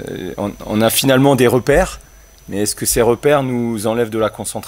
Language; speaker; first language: French; native; French